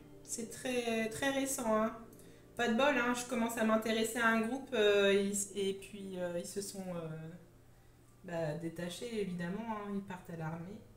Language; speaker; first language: French; native; French